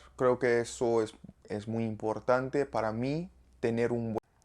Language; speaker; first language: Spanish; non-native, learner; English